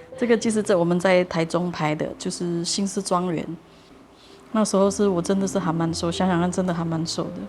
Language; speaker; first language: Chinese; non-native, fluent; Indonesian